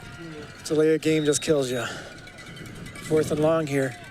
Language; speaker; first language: English; native; English